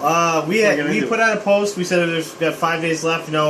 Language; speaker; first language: English; native; English